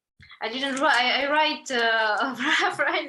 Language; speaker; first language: English; non-native, learner; Ukrainian